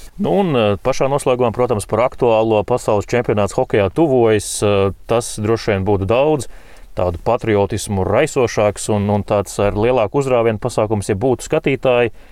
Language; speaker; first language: Latvian; native; Latvian